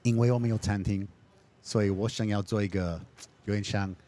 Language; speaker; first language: Chinese; non-native, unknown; English